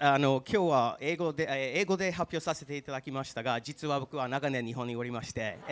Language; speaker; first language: Japanese; non-native, fluent; English